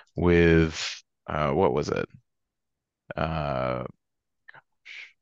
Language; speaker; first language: English; native; English